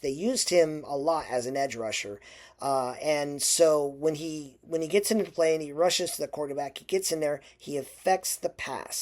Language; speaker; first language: English; native; English